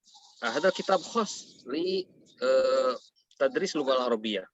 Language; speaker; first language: Arabic; non-native, fluent; Indonesian